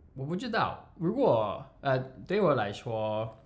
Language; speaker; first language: Chinese; non-native, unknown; English